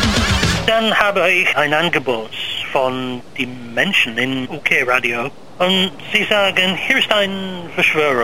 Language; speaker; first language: German; non-native, learner; English